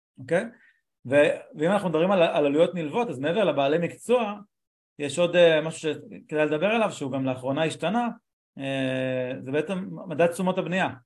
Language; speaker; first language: Hebrew; native; Hebrew